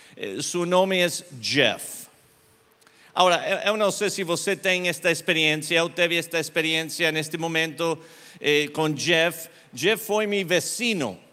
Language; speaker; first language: Portuguese; non-native, learner; Spanish